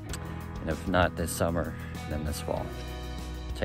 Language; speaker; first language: English; native; English